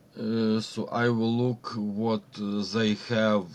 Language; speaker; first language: English; non-native, learner; Ukrainian